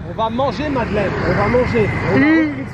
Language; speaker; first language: French; native; French